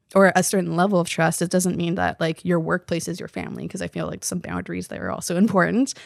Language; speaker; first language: English; native; English